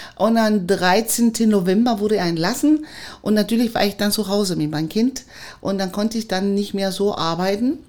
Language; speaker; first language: German; non-native, fluent; Spanish